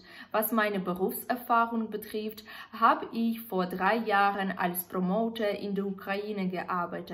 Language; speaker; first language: German; non-native, fluent; Ukrainian